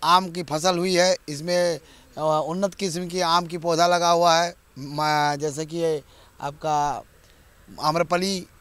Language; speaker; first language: Hindi; native; Hindi